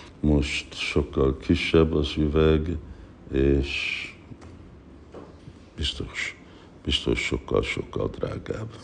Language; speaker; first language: Hungarian; early bilingual, heritage; Hungarian